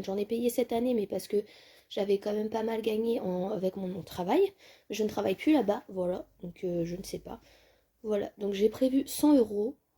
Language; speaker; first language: French; native; French